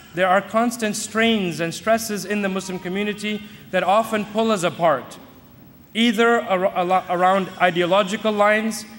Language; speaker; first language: English; native; English